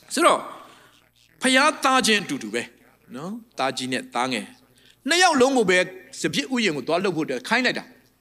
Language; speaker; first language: Burmese; non-native, local second language; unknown